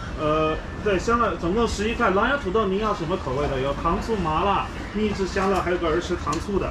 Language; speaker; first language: Chinese; native; Chinese